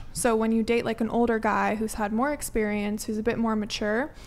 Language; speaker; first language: English; native; English